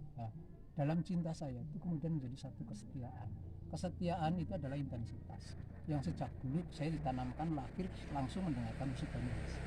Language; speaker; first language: Indonesian; non-native, local second language; Javanese